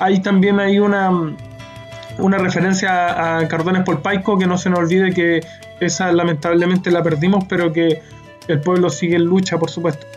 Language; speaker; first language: Spanish; native; Spanish